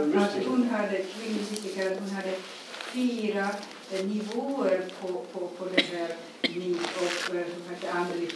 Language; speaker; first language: Swedish; non-native, fluent; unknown